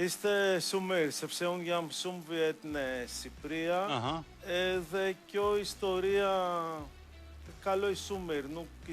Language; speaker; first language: Albanian; non-native, learner; Greek